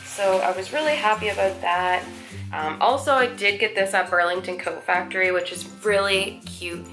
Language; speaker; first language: English; native; English